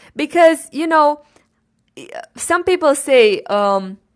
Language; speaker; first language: English; non-native, fluent; Romanian